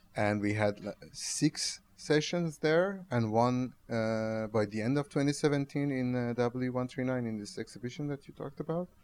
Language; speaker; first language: English; non-native, fluent; Persian